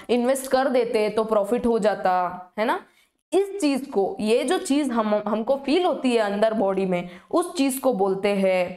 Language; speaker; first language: Hindi; native; Hindi